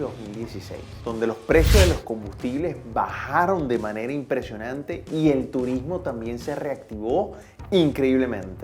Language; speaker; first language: Spanish; native; Spanish